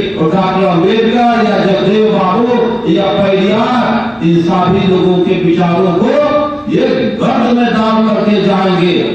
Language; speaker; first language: Hindi; native; Hindi